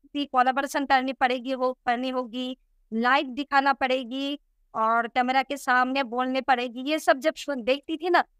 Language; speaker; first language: Hindi; non-native, local second language; Bangla